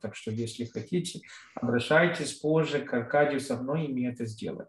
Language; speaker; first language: Russian; non-native, fluent; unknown